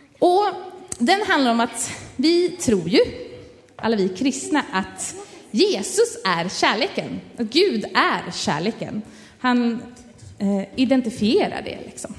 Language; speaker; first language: Swedish; native; Swedish